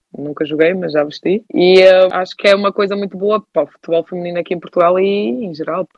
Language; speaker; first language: Portuguese; early bilingual, heritage; German